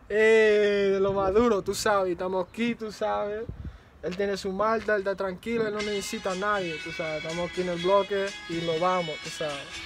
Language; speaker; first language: Spanish; early bilingual, heritage; Spanish